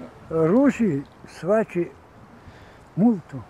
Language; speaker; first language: Romanian; non-native, local second language; Gagauz